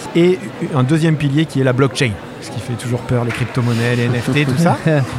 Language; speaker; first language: French; non-native, fluent; English